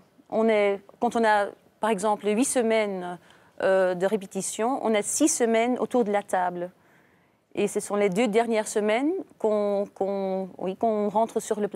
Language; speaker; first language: French; non-native, local second language; Dutch